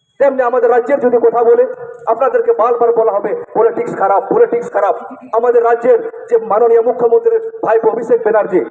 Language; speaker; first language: Bangla; native; Bangla